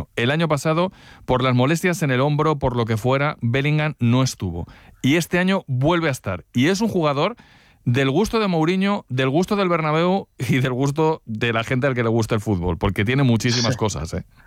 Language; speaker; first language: Spanish; native; Spanish